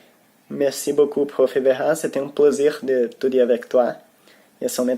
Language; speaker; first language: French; non-native, learner; Portuguese